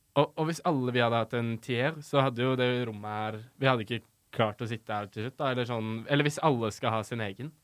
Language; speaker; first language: Norwegian; native; Norwegian